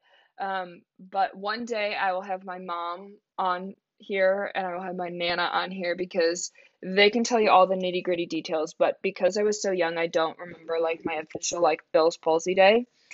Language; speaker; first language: English; native; English